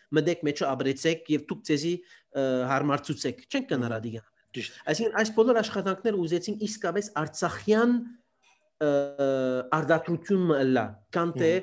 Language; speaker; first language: Armenian; early bilingual, heritage; Armenian